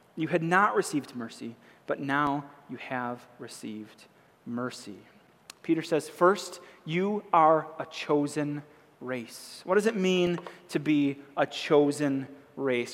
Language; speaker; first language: English; native; English